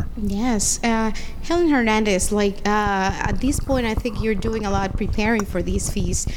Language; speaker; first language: English; non-native, fluent; Spanish